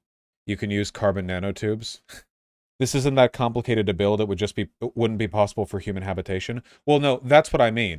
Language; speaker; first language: English; native; English